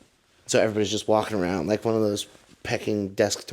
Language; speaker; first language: English; native; English